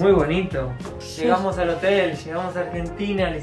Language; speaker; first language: Spanish; native; Spanish